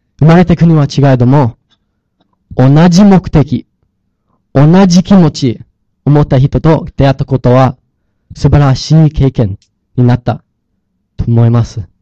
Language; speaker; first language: Japanese; non-native, learner; English